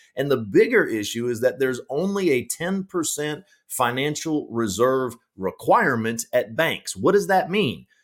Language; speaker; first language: English; native; English